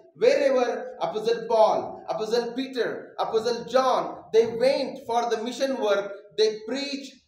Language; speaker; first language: English; non-native, local second language; Marathi